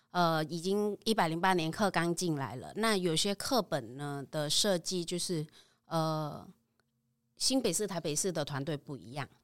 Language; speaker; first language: Chinese; non-native, fluent; Vietnamese